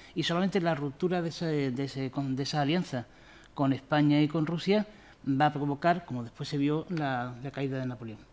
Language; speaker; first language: Spanish; native; Spanish